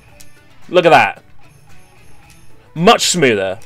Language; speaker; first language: English; native; English